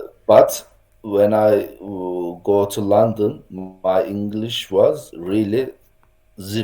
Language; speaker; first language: English; non-native, learner; Turkish